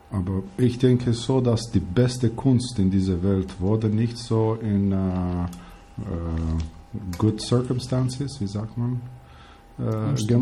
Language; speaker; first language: German; non-native, learner; Albanian